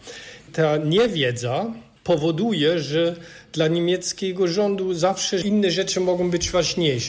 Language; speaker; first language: Polish; non-native, fluent; German